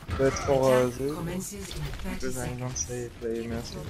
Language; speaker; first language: English; non-native, learner; French